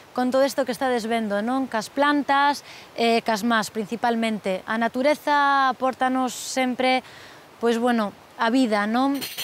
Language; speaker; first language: Galician; native; Galician